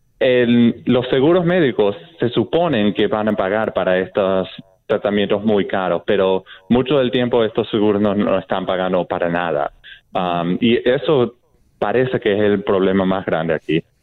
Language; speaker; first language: Spanish; non-native, fluent; English